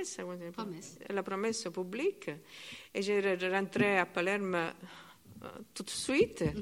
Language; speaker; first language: French; non-native, learner; Italian